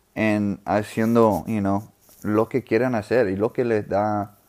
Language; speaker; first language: Spanish; non-native, fluent; English